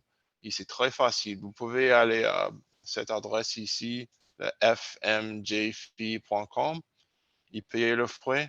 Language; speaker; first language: French; non-native, learner; English